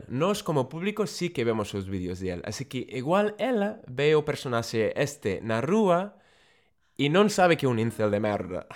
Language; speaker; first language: Galician; non-native, fluent; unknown